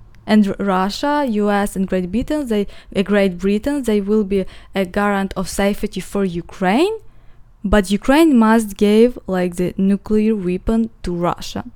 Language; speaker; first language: English; non-native, learner; Ukrainian